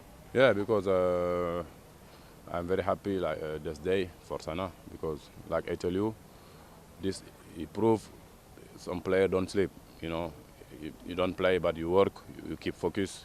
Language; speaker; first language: English; non-native, fluent; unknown